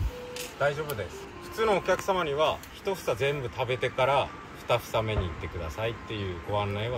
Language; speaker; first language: Japanese; native; Japanese